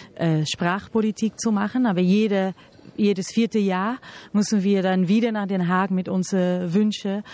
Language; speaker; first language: German; non-native, fluent; Portuguese